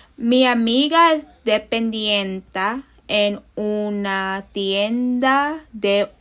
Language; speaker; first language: Spanish; non-native, learner; English